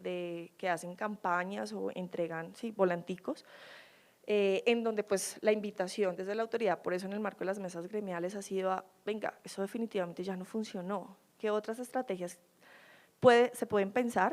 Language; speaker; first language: Spanish; native; Spanish